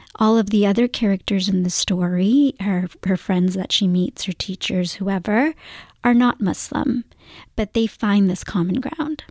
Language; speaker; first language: English; early bilingual, other home language; Gujarati